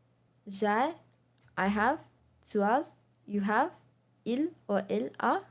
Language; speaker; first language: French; non-native, learner; English